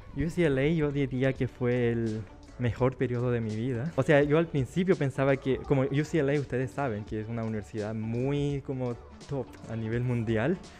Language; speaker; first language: Spanish; early bilingual, other home language; Chinese